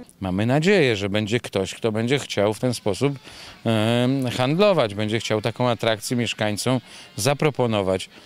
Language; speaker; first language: Polish; native; Polish